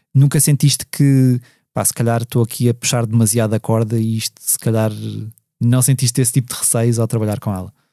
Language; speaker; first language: Portuguese; native; Portuguese